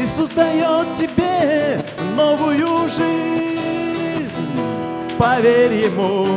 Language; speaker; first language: Russian; native; Russian